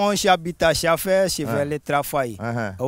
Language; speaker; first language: French; non-native, local second language; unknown